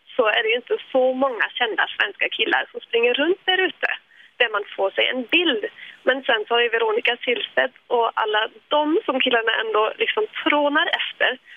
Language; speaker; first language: Swedish; early bilingual, other home language; German